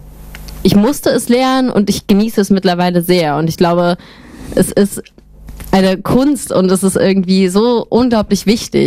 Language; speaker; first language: German; native; German